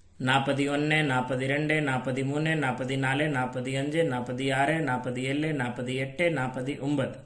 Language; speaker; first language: Hindi; native; Hindi